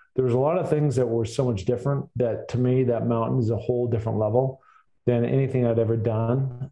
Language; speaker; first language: English; native; English